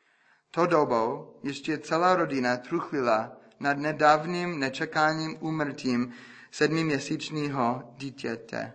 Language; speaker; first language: Czech; non-native, fluent; English